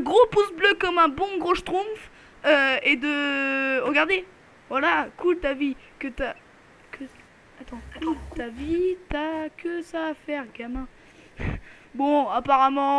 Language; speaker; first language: French; native; French